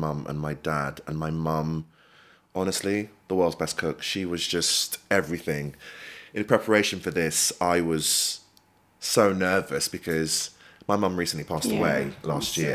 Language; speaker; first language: English; native; English